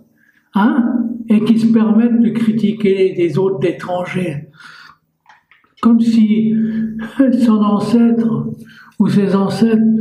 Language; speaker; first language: French; native; French